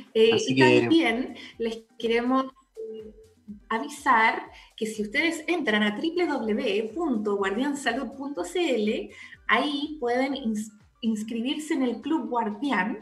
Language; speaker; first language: Spanish; native; Spanish